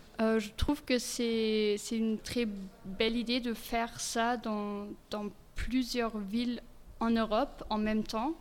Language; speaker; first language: French; non-native, fluent; German